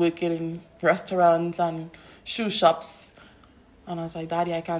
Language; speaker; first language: English; native; English